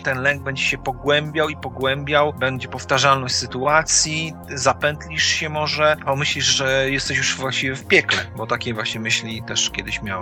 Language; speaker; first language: Polish; native; Polish